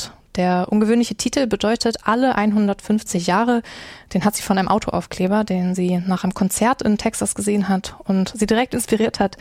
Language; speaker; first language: German; native; German